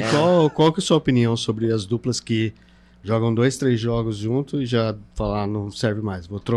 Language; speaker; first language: Portuguese; native; Portuguese